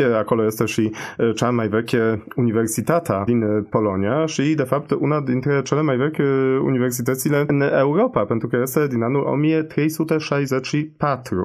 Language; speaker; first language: Romanian; non-native, fluent; Polish